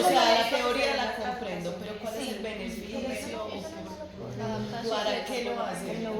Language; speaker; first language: Spanish; native; Spanish